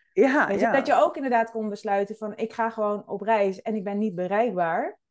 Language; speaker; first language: Dutch; native; Dutch